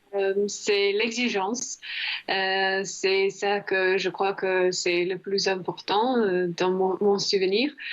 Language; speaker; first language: French; non-native, fluent; Croatian